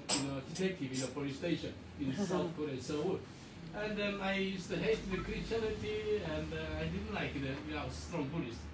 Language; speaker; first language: English; non-native, learner; Korean